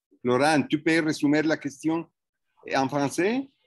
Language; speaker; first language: French; non-native, fluent; Spanish